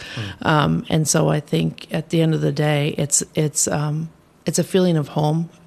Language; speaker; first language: English; native; English